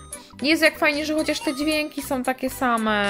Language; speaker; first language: Polish; native; Polish